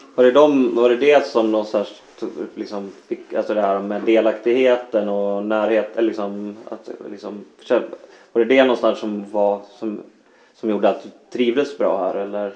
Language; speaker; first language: Swedish; native; Swedish